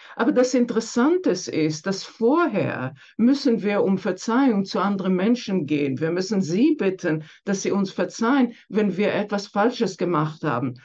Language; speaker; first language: German; non-native, fluent; Hebrew